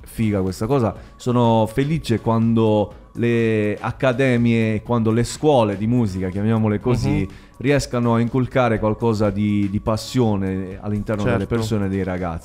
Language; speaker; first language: Italian; native; Italian